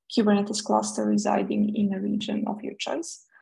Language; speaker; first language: English; non-native, fluent; Serbian